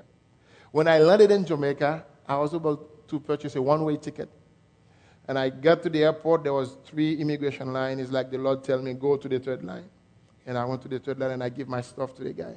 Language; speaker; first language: English; non-native, fluent; French